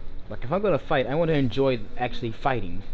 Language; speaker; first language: English; native; English